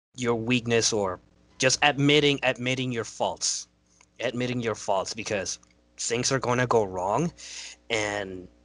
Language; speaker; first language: English; non-native, fluent; Spanish